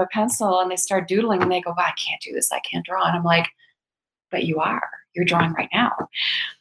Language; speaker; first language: English; native; English